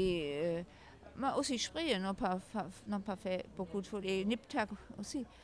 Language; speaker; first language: French; non-native, learner; German